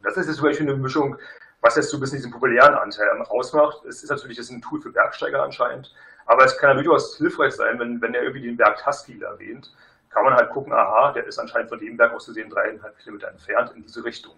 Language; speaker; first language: German; native; German